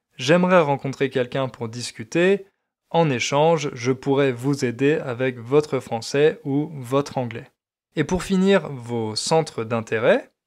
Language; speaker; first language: French; native; French